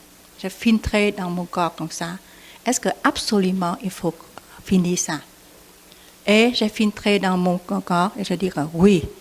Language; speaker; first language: French; non-native, learner; Vietnamese